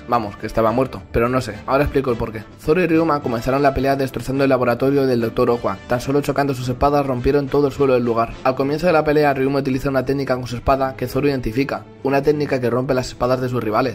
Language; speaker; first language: Spanish; native; Spanish